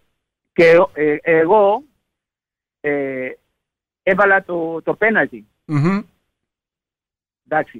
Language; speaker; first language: Greek; non-native, learner; Spanish